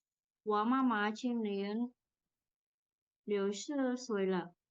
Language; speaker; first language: Chinese; non-native, learner; Vietnamese